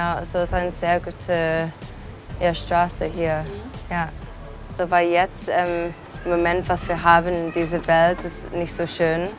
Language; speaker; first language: German; non-native, fluent; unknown